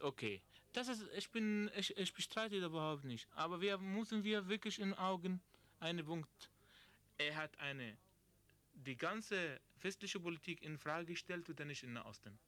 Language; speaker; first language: German; non-native, learner; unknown